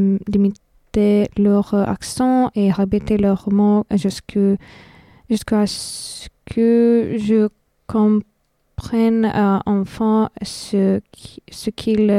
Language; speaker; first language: French; non-native, fluent; Lithuanian